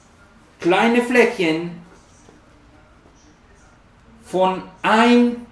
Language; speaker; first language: German; non-native, learner; Spanish